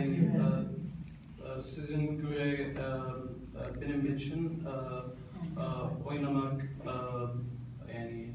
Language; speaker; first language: Turkish; non-native, learner; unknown